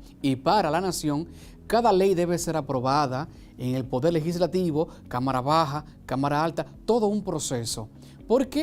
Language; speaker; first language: Spanish; native; Spanish